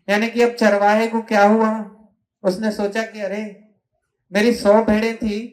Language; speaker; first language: Hindi; non-native, local second language; Telugu